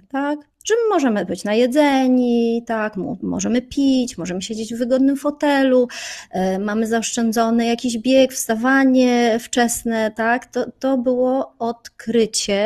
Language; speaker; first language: Polish; native; Polish